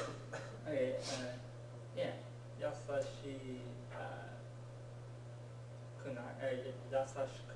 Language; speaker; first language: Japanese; non-native, learner; English